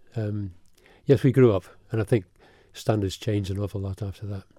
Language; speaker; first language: English; early bilingual, other home language; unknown